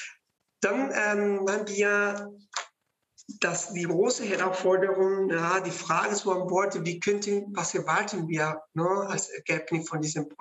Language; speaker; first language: German; non-native, fluent; Spanish